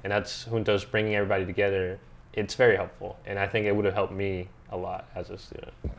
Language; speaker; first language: English; early bilingual, other home language; Spanish